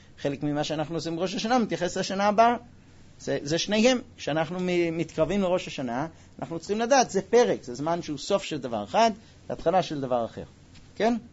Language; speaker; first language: Hebrew; non-native, fluent; English